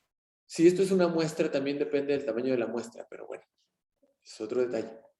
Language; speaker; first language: Spanish; native; Spanish